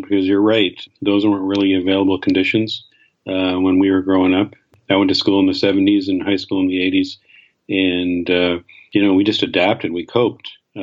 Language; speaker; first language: English; native; English